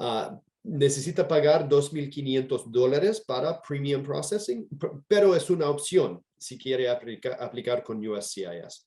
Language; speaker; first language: Spanish; non-native, fluent; English